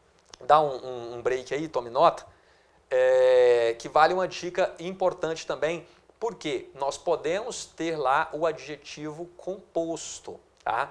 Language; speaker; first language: Portuguese; native; Portuguese